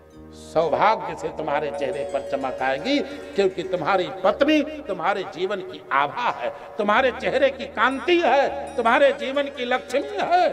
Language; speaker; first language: Hindi; native; Hindi